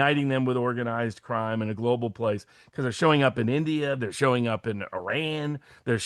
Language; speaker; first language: English; native; English